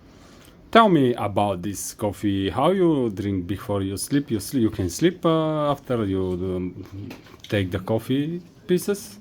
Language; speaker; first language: English; non-native, learner; Bulgarian